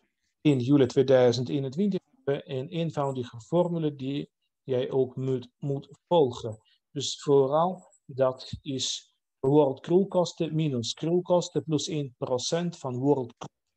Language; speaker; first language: Dutch; non-native, fluent; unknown